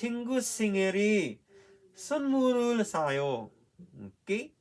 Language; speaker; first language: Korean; non-native, learner; Filipino